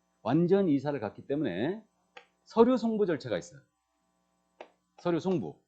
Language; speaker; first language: Korean; native; Korean